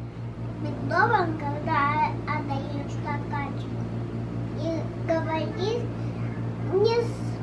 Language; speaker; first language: Russian; early bilingual, heritage; Russian